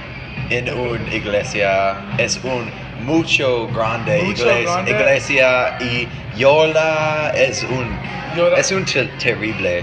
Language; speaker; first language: Spanish; non-native, learner; English